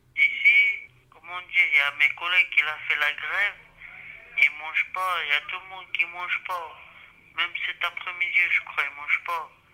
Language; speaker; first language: French; non-native, learner; Romanian